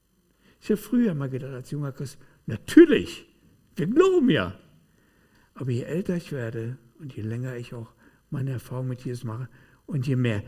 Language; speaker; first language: German; native; German